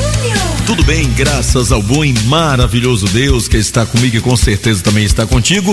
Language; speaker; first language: Portuguese; native; Portuguese